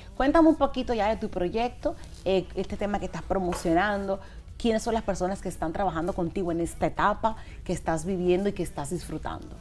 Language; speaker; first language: Spanish; native; Spanish